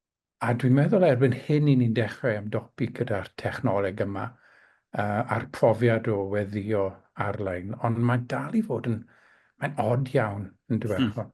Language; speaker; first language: Welsh; non-native, local second language; English